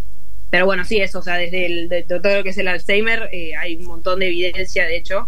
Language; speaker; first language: Spanish; native; Spanish